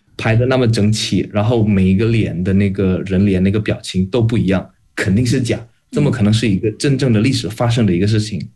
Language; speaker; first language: Chinese; non-native, fluent; Indonesian